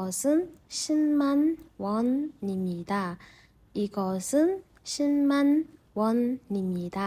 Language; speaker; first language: Korean; non-native, fluent; Burmese